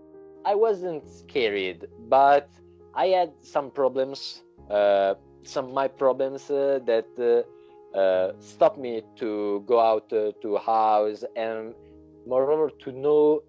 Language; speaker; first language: English; non-native, learner; Italian